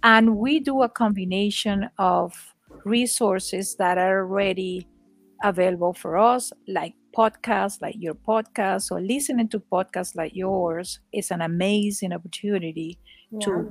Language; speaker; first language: English; non-native, fluent; Spanish